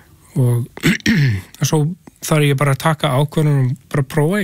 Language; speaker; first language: Icelandic; non-native, learner; English